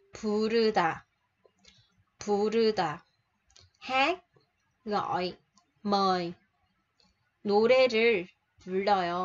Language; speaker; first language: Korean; non-native, fluent; Vietnamese